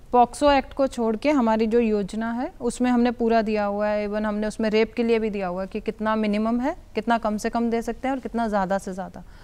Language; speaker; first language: Hindi; native; Hindi